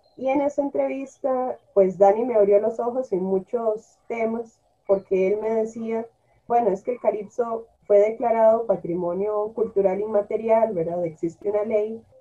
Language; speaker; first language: Spanish; native; Spanish